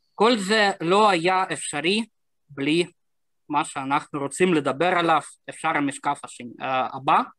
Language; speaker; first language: Hebrew; non-native, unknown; Russian